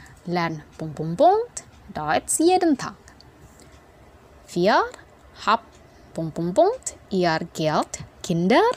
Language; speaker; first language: German; non-native, fluent; Indonesian